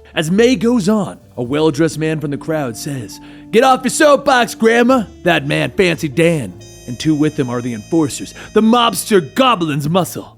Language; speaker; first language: English; native; English